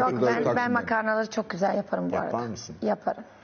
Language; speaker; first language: Turkish; non-native, fluent; Serbian